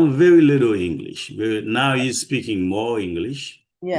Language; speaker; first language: English; non-native, fluent; Haitian Creole